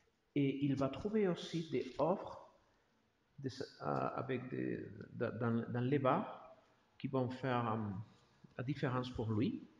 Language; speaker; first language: French; non-native, learner; Spanish